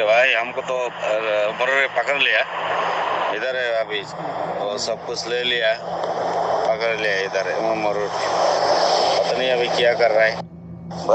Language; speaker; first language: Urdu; non-native, local second language; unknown